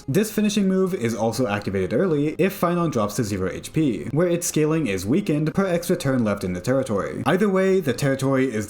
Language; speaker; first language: English; native; English